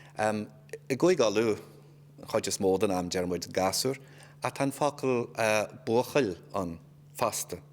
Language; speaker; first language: Irish; native; Irish